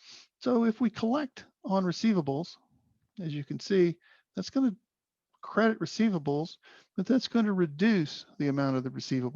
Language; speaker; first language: English; native; English